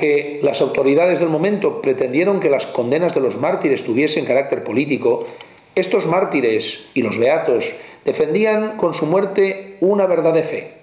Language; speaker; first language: Spanish; native; Spanish